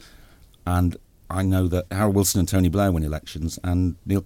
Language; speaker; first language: English; native; English